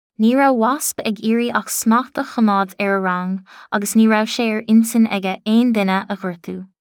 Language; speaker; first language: Irish; non-native, local second language; English